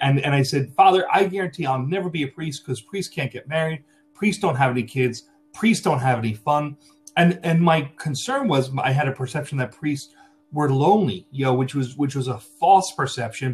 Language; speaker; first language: English; native; English